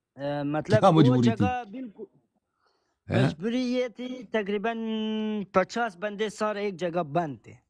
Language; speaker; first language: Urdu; non-native, learner; Persian